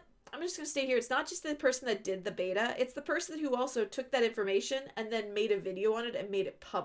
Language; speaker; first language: English; native; English